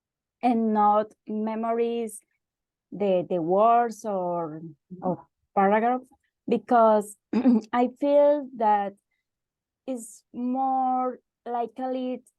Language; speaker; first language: English; non-native, learner; Spanish